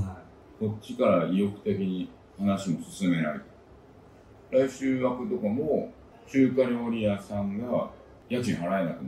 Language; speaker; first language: Japanese; native; Japanese